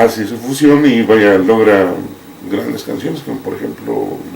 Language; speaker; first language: Spanish; native; Spanish